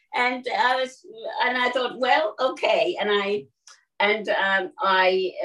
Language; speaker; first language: English; non-native, fluent; Finnish